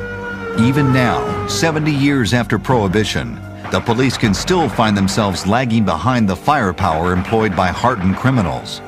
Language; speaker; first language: English; native; English